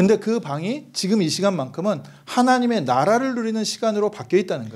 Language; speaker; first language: Korean; native; Korean